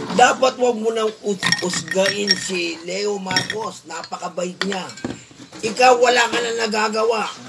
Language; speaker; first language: Filipino; non-native, local second language; Pampanga